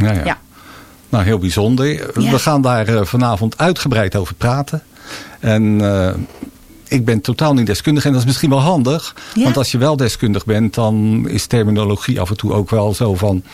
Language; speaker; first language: Dutch; native; Dutch